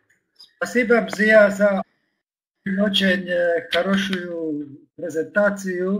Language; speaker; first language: Russian; non-native, learner; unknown